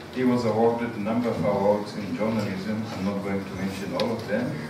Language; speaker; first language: English; non-native, fluent; Hebrew